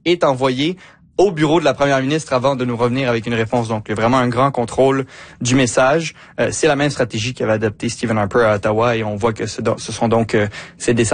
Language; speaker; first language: French; native; French